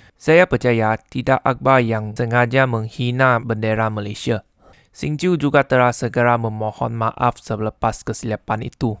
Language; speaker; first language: Malay; non-native, local second language; Chinese